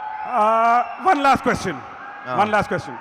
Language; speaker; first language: Telugu; native; Telugu